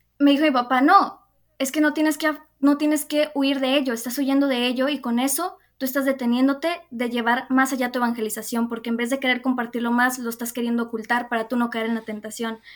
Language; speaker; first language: Spanish; native; Spanish